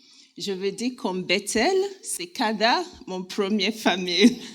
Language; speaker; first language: French; non-native, learner; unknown